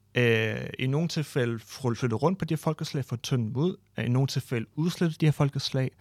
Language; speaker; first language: Danish; non-native, fluent; Ukrainian